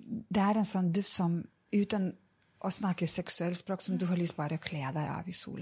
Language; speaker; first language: Norwegian; non-native, fluent; Lithuanian